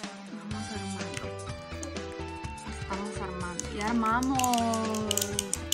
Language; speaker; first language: Spanish; native; Spanish